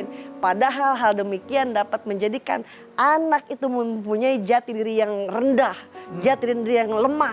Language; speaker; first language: Indonesian; native; Indonesian